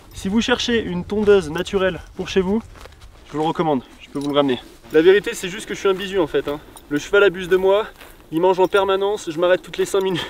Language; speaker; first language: French; native; French